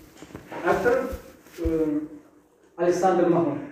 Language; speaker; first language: English; non-native, learner; Turkish